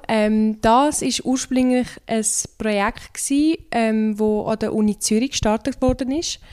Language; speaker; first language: German; non-native, fluent; Turkish